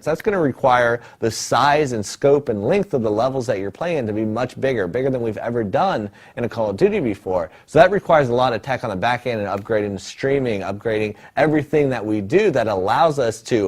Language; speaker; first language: English; native; English